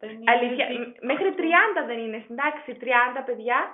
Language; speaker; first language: Greek; non-native, fluent; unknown